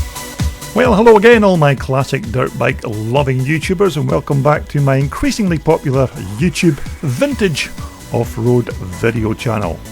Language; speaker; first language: English; native; English